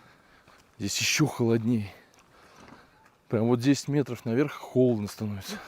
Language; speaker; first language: Russian; native; Russian